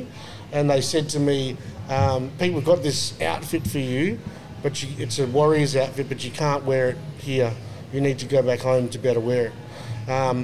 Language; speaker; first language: English; native; English